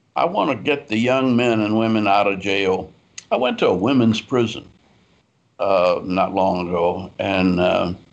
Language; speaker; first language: English; native; English